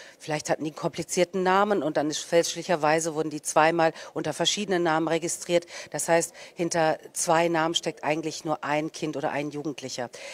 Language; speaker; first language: German; native; German